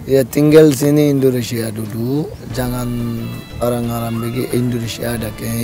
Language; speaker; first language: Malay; non-native, learner; Rohingya